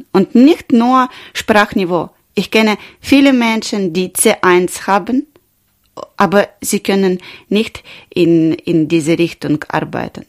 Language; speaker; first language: German; non-native, learner; Ukrainian